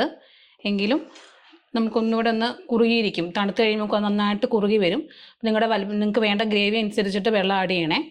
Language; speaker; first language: Malayalam; native; Malayalam